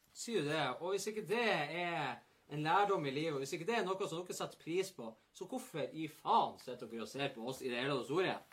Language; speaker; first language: Norwegian; native; Norwegian